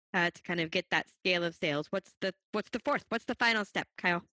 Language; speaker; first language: English; native; English